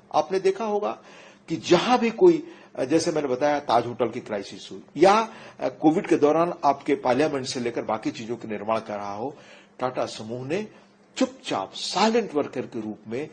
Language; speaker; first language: Hindi; native; Hindi